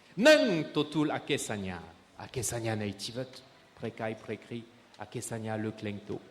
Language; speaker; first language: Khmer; non-native, fluent; French